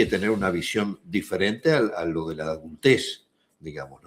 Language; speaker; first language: Spanish; native; Spanish